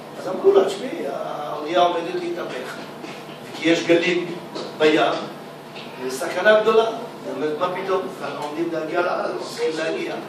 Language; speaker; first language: Hebrew; early bilingual, other home language; Arabic